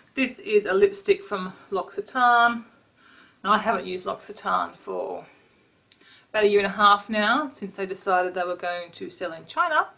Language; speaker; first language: English; native; English